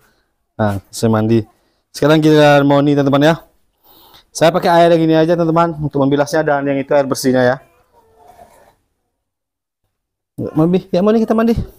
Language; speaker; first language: Indonesian; native; Indonesian